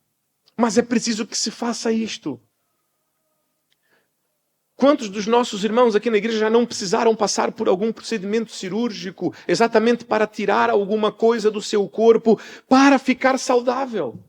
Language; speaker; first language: Portuguese; native; Portuguese